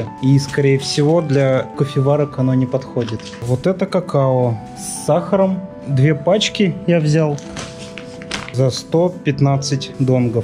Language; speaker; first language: Russian; native; Russian